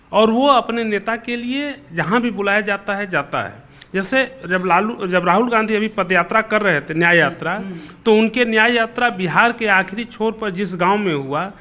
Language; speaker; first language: Hindi; native; Hindi